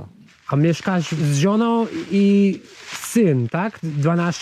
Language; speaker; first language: Polish; non-native, learner; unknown